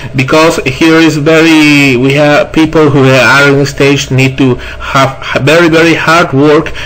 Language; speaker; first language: English; non-native, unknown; Spanish